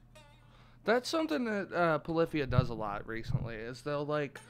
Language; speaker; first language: English; native; English